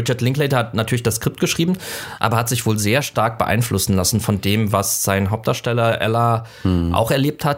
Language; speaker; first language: German; native; German